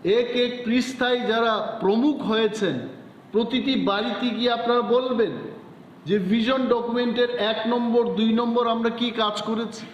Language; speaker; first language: Bangla; non-native, local second language; Kok Borok